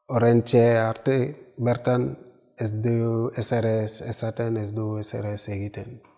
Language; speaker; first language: Basque; non-native, fluent; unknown